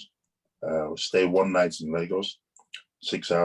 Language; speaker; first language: English; non-native, local second language; Yoruba